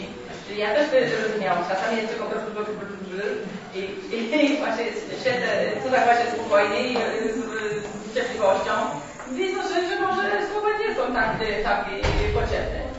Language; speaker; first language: Polish; non-native, learner; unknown